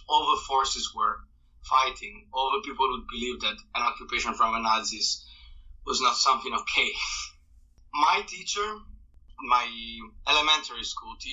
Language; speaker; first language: English; non-native, fluent; Italian